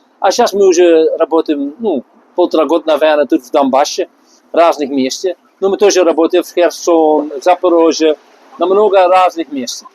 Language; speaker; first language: Russian; non-native, learner; Dutch